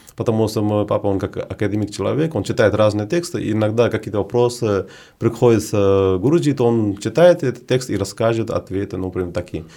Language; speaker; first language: Russian; non-native, fluent; Hindi